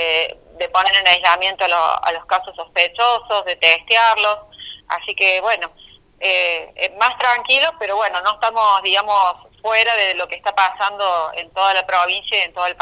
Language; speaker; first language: Spanish; native; Spanish